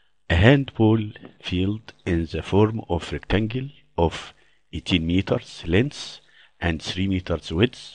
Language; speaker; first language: English; non-native, fluent; Arabic